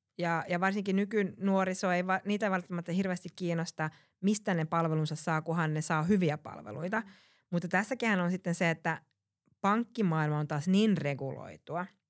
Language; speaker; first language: Finnish; early bilingual, heritage; Finnish